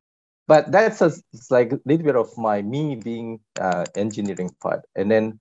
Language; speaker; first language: English; non-native, fluent; Korean